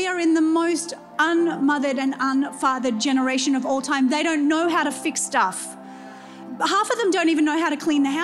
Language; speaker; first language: English; native; English